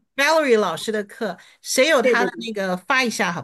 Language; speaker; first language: Chinese; native; Chinese